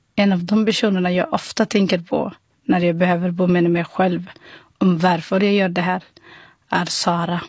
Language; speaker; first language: Swedish; non-native, fluent; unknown